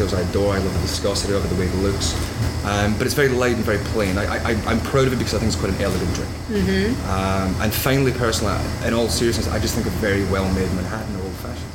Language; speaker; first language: English; native; English